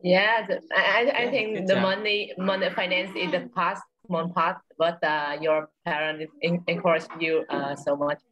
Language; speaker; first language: English; non-native, learner; Vietnamese